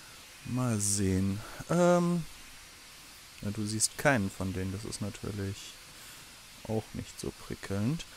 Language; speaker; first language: German; native; German